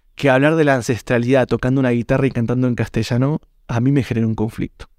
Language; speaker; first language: Spanish; native; Spanish